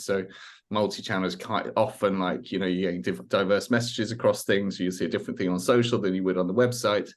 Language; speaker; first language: English; native; English